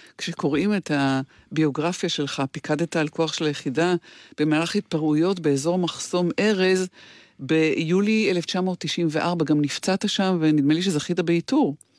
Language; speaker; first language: Hebrew; native; Hebrew